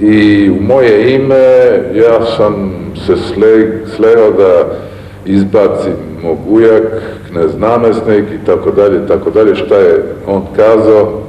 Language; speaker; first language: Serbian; early bilingual, heritage; Serbian